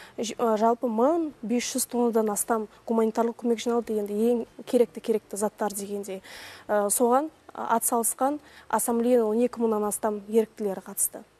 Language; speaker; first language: Kazakh; non-native, local second language; Russian